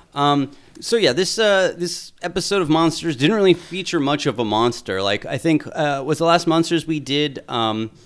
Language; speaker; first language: English; native; English